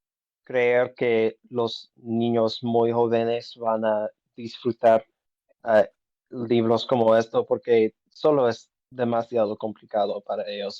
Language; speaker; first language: Spanish; non-native, learner; English